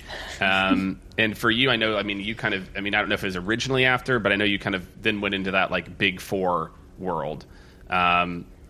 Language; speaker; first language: English; native; English